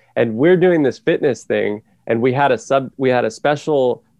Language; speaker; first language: English; native; English